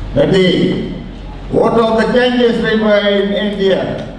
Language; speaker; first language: English; non-native, local second language; Punjabi